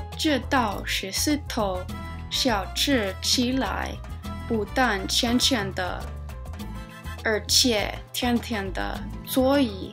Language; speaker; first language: Chinese; non-native, learner; English